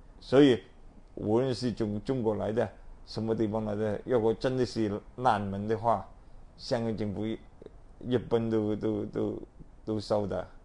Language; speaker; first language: Chinese; non-native, local second language; Cantonese